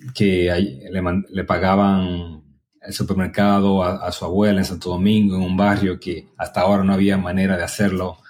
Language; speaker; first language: Spanish; native; Spanish